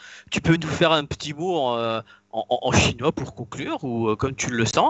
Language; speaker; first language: French; native; French